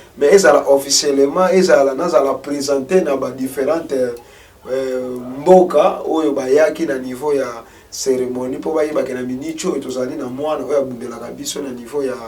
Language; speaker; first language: Lingala; non-native, local second language; Kongo